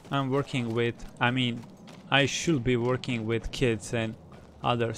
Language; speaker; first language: English; non-native, fluent; Bosnian